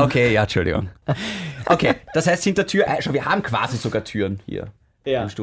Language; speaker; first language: German; native; German